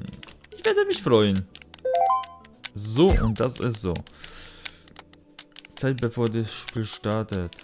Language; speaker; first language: German; non-native, learner; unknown